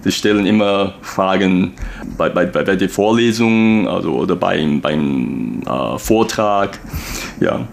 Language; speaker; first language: German; non-native, fluent; Chinese